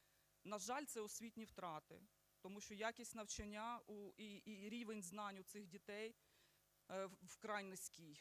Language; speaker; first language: Ukrainian; native; Ukrainian